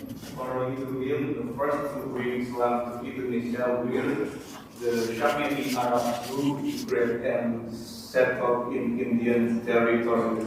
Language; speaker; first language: English; non-native, learner; Indonesian